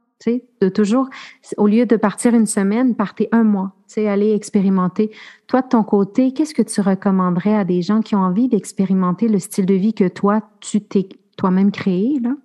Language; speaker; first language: French; native; French